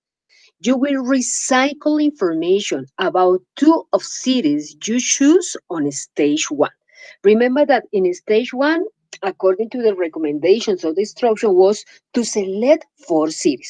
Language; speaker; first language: English; non-native, fluent; Spanish